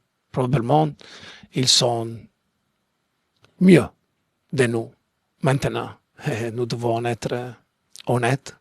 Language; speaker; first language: French; non-native, learner; Italian